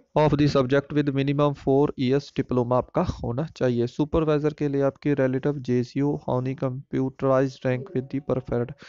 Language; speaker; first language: Hindi; non-native, local second language; Punjabi